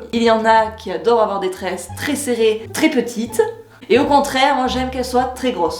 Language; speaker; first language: French; native; French